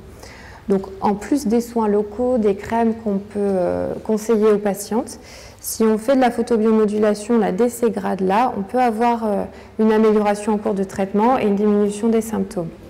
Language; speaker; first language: French; native; French